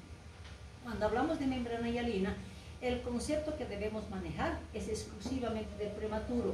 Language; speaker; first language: Spanish; native; Spanish